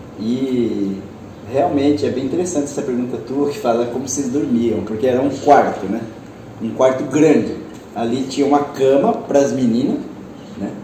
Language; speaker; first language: Portuguese; early bilingual, other home language; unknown